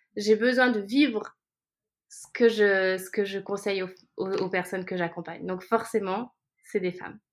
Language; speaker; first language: French; native; French